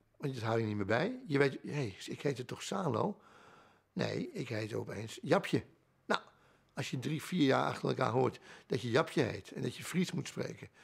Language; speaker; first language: Dutch; native; Dutch